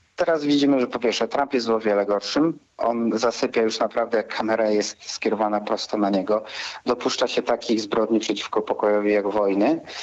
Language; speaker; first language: Polish; native; Polish